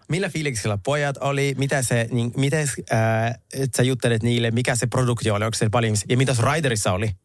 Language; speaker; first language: Finnish; native; Finnish